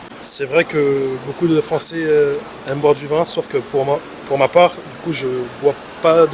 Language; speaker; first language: French; early bilingual, other home language; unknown